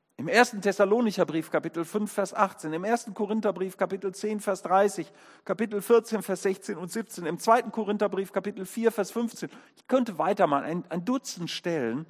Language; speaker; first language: German; native; German